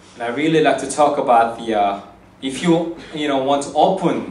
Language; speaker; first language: English; non-native, fluent; Korean